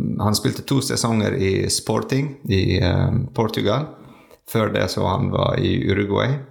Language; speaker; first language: Norwegian; non-native, learner; French